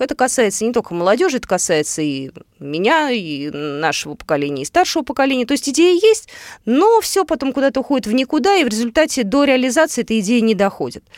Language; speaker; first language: Russian; native; Russian